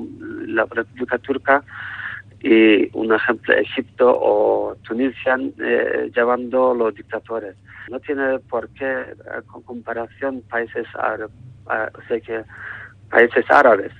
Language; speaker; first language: Spanish; non-native, learner; Turkish